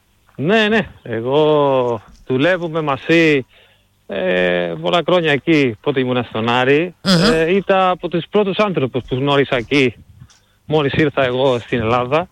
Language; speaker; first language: Greek; non-native, learner; Spanish